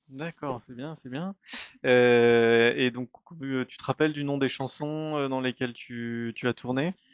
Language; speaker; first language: French; native; French